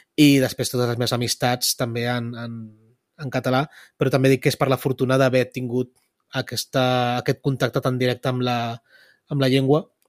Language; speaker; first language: Catalan; early bilingual, other home language; Spanish